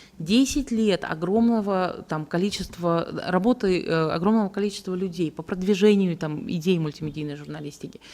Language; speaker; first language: Russian; native; Russian